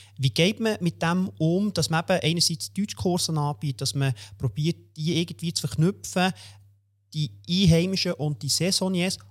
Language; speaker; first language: German; native; German